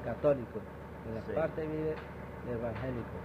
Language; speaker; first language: Spanish; non-native, local second language; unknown